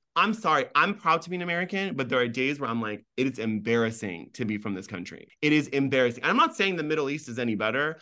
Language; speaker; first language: English; early bilingual, other home language; Persian